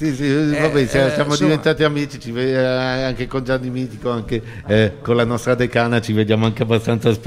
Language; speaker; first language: Italian; native; Italian